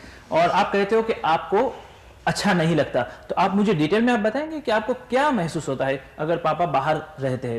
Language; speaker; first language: Hindi; native; Hindi